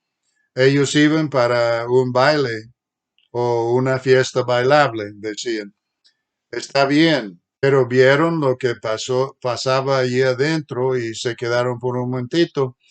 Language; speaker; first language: Spanish; non-native, fluent; English